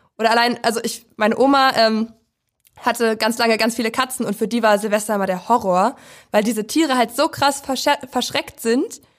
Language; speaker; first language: German; native; German